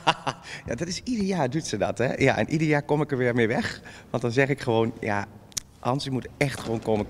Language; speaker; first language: Dutch; native; Dutch